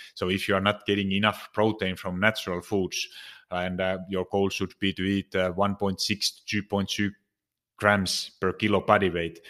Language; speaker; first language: English; non-native, fluent; Finnish